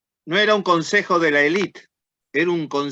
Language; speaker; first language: Spanish; native; Spanish